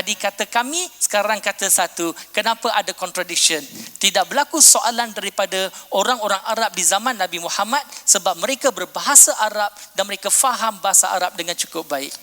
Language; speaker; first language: Malay; non-native, local second language; Punjabi